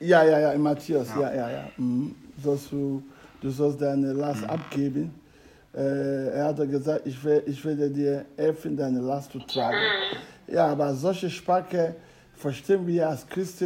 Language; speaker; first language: German; non-native, learner; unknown